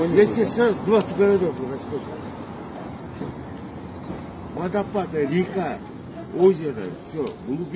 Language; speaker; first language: Russian; non-native, local second language; Kyrgyz